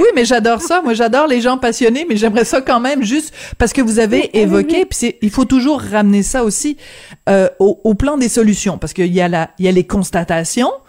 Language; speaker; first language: French; native; French